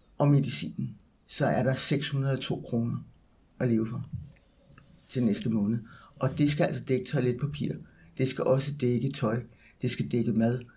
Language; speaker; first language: Danish; native; Danish